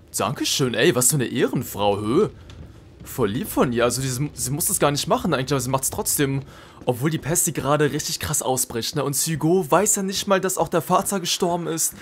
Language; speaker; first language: German; native; German